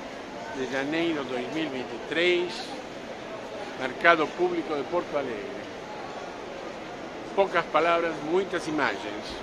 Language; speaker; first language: Portuguese; non-native, fluent; Spanish